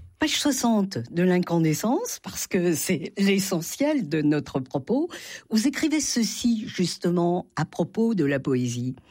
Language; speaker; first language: French; native; French